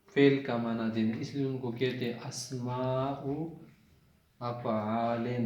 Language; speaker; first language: Urdu; non-native, local second language; Pashto